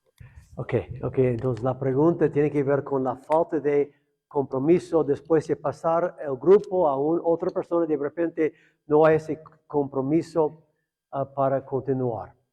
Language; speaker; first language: Spanish; non-native, fluent; English